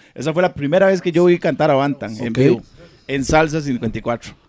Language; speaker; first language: Spanish; native; Spanish